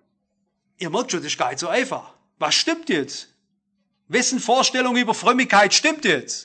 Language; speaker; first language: German; native; German